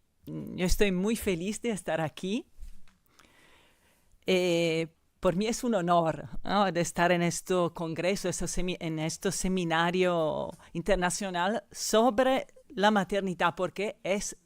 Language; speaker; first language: Spanish; non-native, fluent; Italian